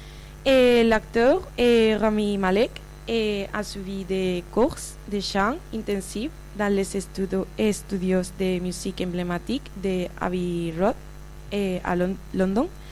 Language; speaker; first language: French; non-native, learner; Spanish